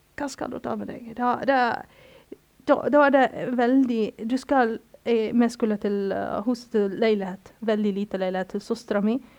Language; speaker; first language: Norwegian; non-native, fluent; Arabic